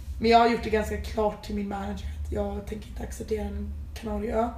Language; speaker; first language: Swedish; native; Swedish